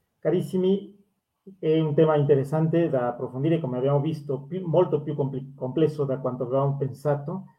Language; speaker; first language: Italian; non-native, fluent; Spanish